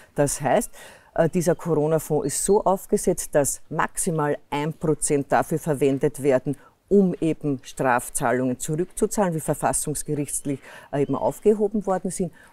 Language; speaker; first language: German; native; German